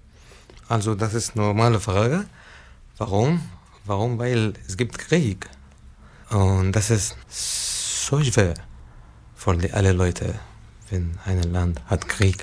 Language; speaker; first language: German; non-native, learner; Arabic